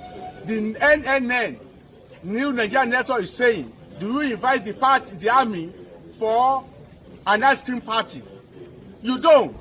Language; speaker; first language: English; non-native, local second language; Yoruba